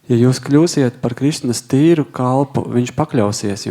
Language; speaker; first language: Latvian; native; Latvian